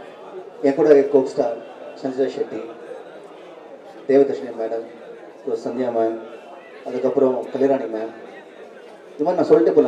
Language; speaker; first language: Tamil; native; Tamil